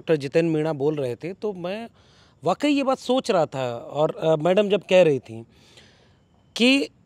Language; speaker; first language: Hindi; native; Hindi